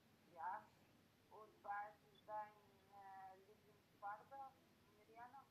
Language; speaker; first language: German; non-native, learner; Macedonian